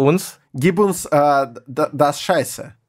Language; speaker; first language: German; non-native, learner; Russian